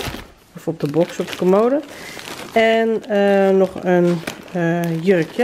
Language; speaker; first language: Dutch; native; Dutch